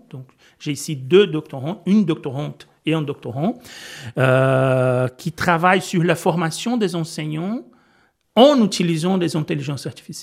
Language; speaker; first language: French; non-native, fluent; Portuguese